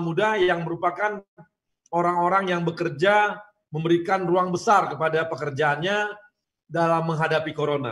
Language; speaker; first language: Indonesian; native; Indonesian